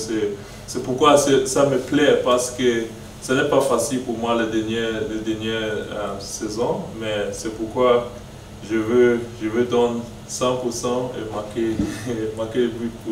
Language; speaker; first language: French; non-native, learner; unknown